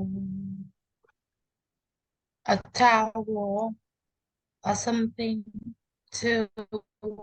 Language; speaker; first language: English; non-native, learner; Vietnamese